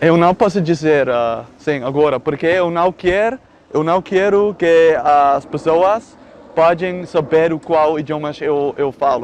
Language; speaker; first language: Portuguese; non-native, fluent; Dutch